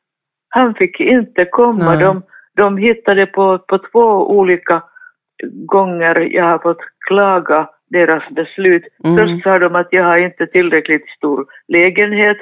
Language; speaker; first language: Swedish; non-native, fluent; Finnish